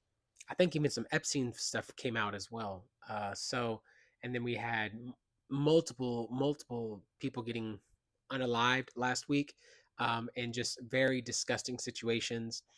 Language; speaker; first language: English; native; English